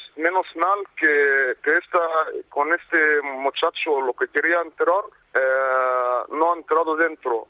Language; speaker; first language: Spanish; non-native, learner; Arabic